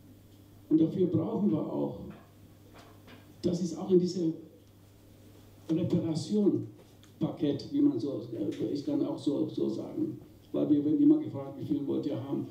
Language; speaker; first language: German; non-native, fluent; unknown